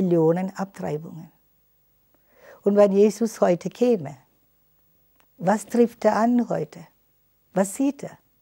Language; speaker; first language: German; non-native, fluent; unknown